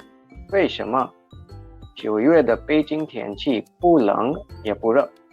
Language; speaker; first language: Chinese; non-native, fluent; Hindi